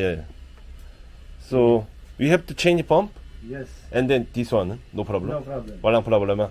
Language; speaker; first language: English; non-native, learner; Korean